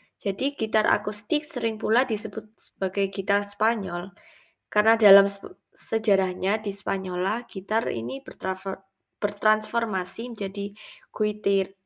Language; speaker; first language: Indonesian; native; Indonesian